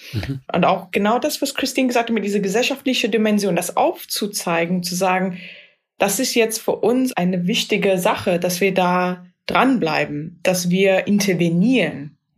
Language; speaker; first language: German; non-native, fluent; English